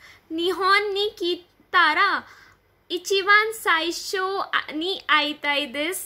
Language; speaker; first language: Japanese; non-native, learner; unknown